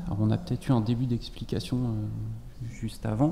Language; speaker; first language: French; native; French